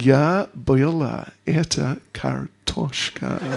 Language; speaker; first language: Russian; non-native, learner; English